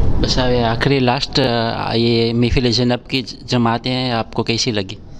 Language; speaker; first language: Urdu; non-native, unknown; Gujarati